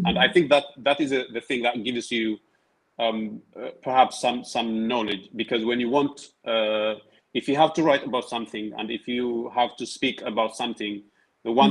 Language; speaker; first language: English; non-native, fluent; Tigrinya